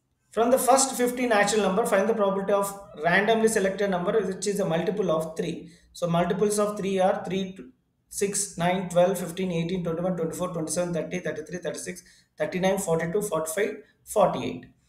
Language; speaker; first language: English; non-native, local second language; Telugu